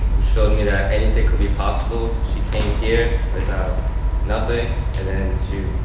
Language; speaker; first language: English; non-native, fluent; Spanish